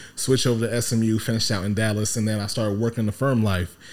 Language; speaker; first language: English; early bilingual, other home language; Yoruba